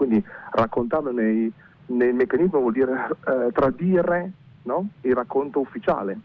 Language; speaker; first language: Italian; non-native, fluent; Chinese